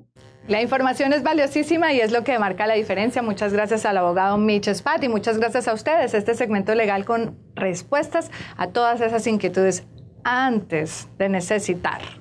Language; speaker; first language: Spanish; native; Spanish